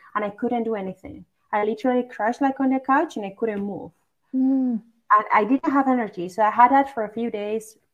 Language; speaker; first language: English; non-native, fluent; Basque